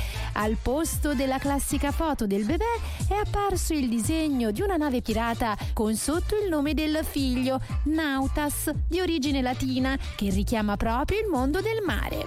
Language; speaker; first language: Italian; native; Italian